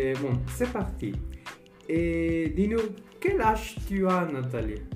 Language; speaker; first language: French; non-native, fluent; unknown